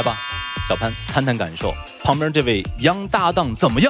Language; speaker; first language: Chinese; native; Chinese